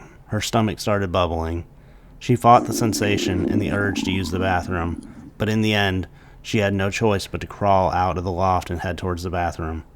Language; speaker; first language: English; native; English